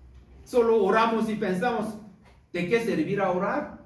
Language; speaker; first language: Spanish; non-native, learner; Korean